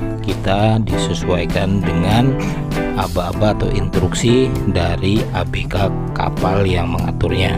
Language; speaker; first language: Indonesian; native; Indonesian